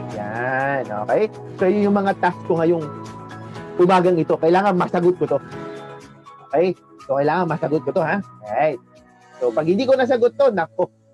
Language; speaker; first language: Filipino; non-native, local second language; Pangasinan